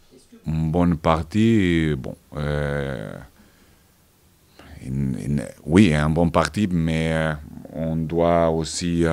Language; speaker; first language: French; non-native, fluent; Portuguese